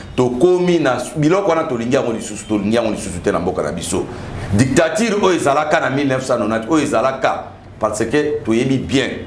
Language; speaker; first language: Lingala; native; Lingala